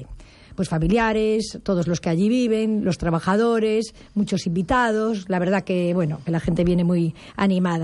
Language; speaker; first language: Spanish; native; Spanish